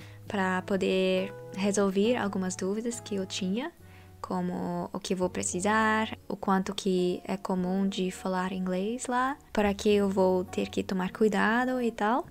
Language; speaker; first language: Portuguese; non-native, learner; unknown